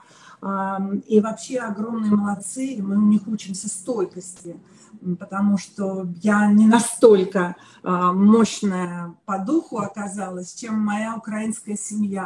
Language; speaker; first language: Russian; native; Russian